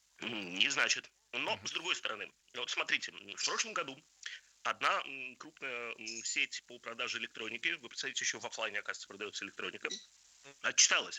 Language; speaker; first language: Russian; native; Russian